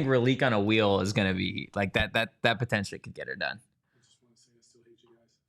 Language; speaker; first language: English; native; English